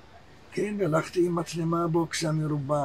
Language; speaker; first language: Hebrew; early bilingual, other home language; Arabic